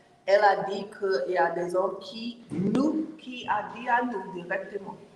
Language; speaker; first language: French; non-native, learner; English